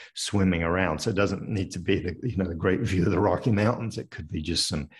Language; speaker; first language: English; early bilingual, other home language; French